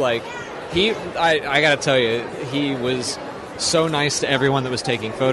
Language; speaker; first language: English; native; English